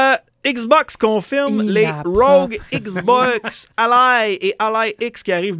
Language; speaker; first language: French; native; French